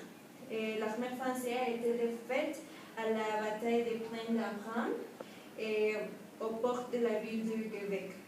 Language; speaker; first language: French; non-native, learner; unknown